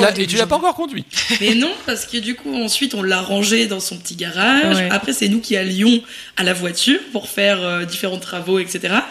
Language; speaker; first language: French; native; French